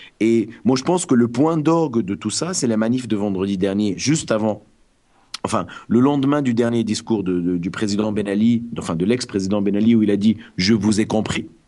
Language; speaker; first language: French; non-native, local second language; Arabic